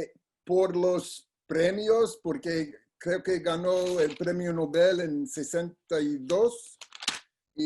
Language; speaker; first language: Spanish; non-native, learner; English